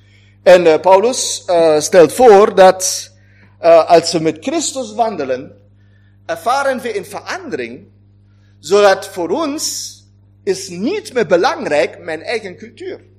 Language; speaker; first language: Dutch; non-native, fluent; German